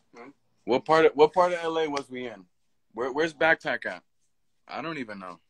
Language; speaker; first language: English; native; English